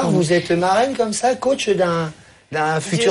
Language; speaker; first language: French; native; French